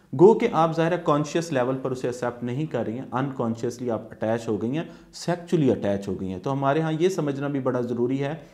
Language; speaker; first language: Urdu; native; Urdu